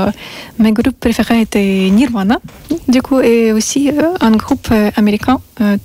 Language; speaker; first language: French; non-native, learner; Russian